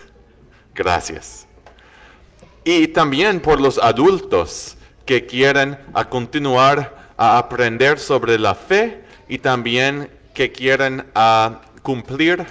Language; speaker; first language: Spanish; non-native, learner; English